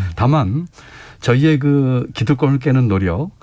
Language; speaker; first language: Korean; native; Korean